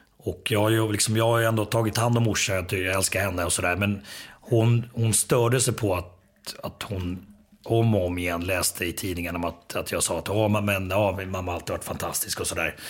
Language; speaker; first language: Swedish; early bilingual, other home language; Finnish